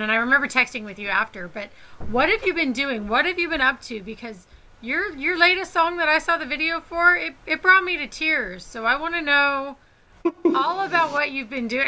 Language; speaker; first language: English; native; English